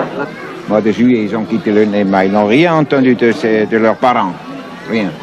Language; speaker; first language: French; non-native, fluent; Swiss German